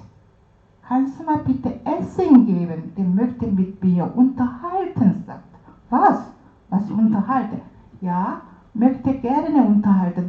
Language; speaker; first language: German; non-native, learner; Korean